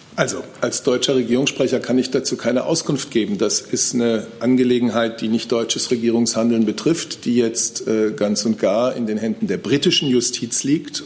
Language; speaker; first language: German; native; German